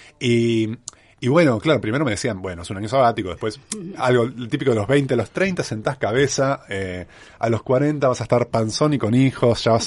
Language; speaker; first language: Spanish; native; Spanish